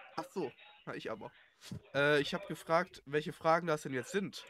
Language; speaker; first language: German; native; German